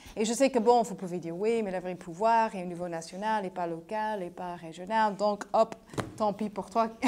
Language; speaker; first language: French; non-native, fluent; English